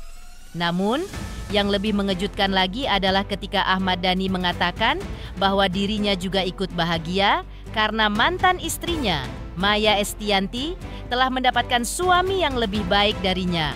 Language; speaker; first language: Indonesian; native; Indonesian